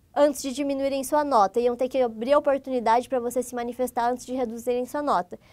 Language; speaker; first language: Portuguese; native; Portuguese